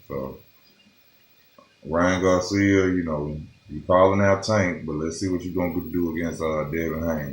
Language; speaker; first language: English; native; English